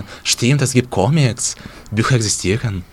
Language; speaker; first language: German; non-native, learner; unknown